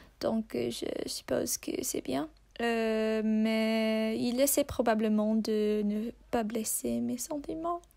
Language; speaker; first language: French; non-native, learner; English